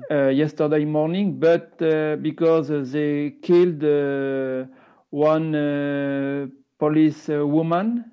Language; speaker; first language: English; non-native, learner; French